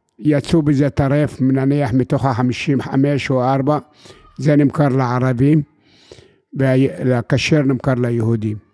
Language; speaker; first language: Hebrew; non-native, fluent; Arabic